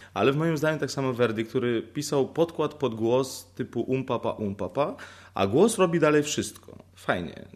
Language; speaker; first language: Polish; early bilingual, other home language; Ukrainian